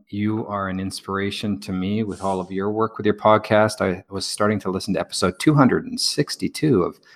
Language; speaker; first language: English; native; English